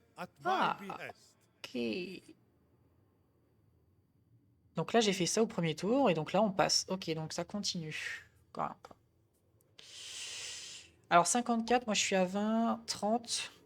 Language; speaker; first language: French; native; French